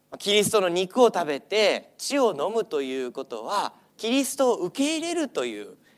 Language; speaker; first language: Japanese; non-native, fluent; English